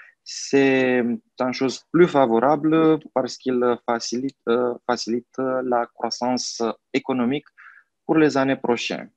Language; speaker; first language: French; non-native, fluent; Romanian